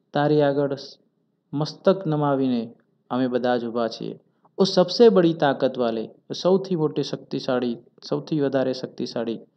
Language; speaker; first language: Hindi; non-native, local second language; Gujarati